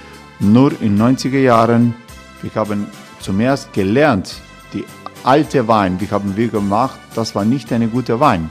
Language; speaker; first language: German; non-native, learner; Croatian